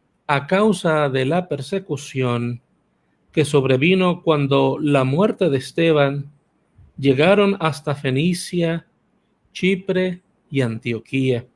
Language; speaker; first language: Spanish; native; Spanish